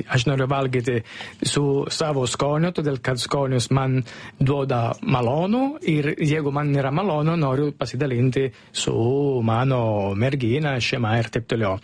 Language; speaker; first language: Lithuanian; non-native, learner; Italian